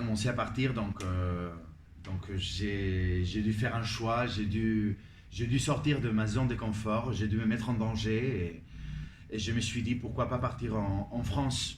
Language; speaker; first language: French; non-native, fluent; Spanish